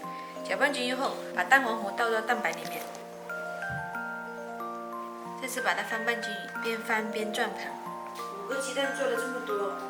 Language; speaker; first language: Chinese; native; Chinese